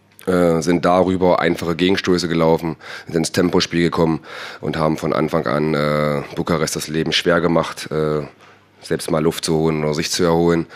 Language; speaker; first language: German; native; German